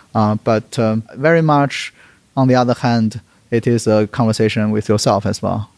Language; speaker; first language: English; non-native, fluent; Chinese